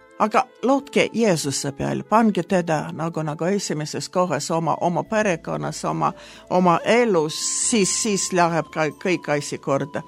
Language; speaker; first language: Estonian; non-native, local second language; Russian